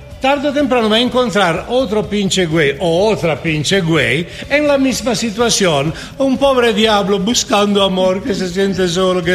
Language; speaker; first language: Spanish; non-native, fluent; Italian